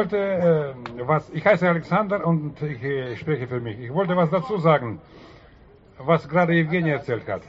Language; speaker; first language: German; non-native, fluent; Russian